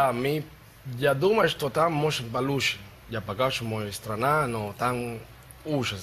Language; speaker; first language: Russian; non-native, learner; Spanish